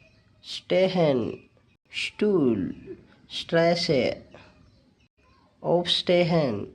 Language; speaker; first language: German; non-native, fluent; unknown